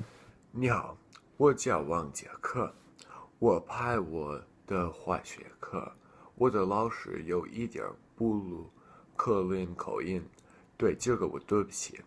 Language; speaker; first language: Chinese; non-native, learner; English